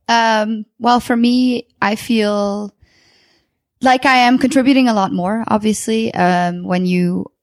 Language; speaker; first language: English; non-native, fluent; Dutch